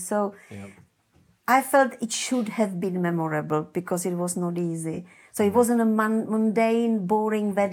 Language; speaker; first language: English; non-native, fluent; Czech